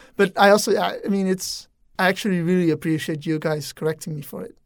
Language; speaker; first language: English; non-native, fluent; Dutch